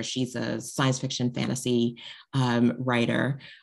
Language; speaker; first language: English; native; English